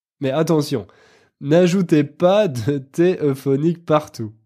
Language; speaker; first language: French; native; French